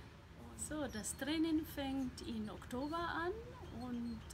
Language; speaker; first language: German; non-native, fluent; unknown